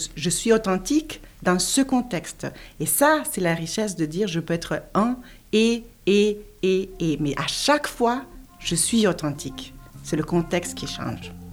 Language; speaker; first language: French; non-native, fluent; Spanish